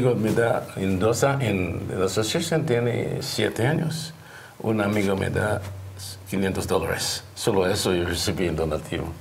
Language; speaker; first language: Spanish; non-native, learner; English